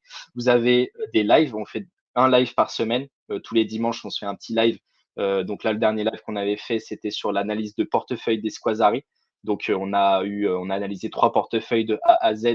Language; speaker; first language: French; native; French